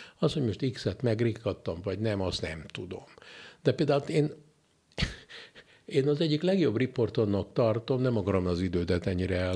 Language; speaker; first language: Hungarian; native; Hungarian